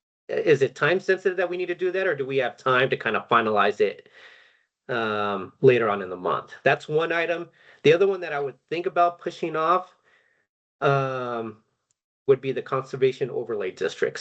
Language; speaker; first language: English; native; English